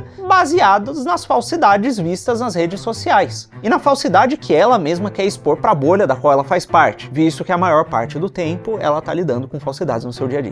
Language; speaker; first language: Portuguese; native; Portuguese